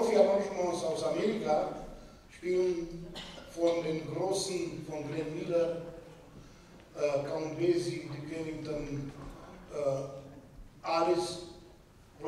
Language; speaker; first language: German; non-native, fluent; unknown